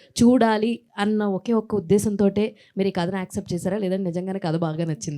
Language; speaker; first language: Telugu; native; Telugu